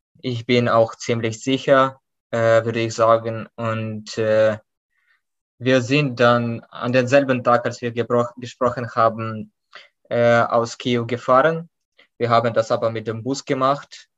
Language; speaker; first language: German; non-native, fluent; Ukrainian